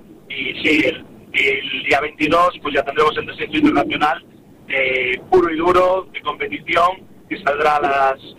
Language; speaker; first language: Spanish; native; Spanish